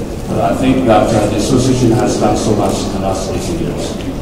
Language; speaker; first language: English; non-native, fluent; Chinese